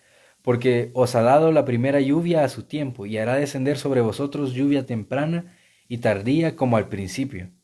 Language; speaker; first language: Spanish; native; Spanish